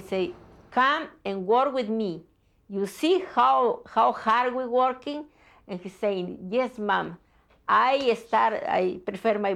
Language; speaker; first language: English; non-native, learner; Spanish